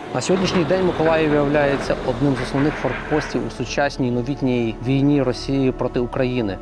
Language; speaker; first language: Ukrainian; native; Ukrainian